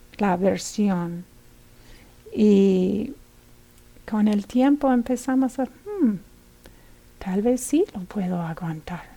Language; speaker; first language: Spanish; non-native, fluent; English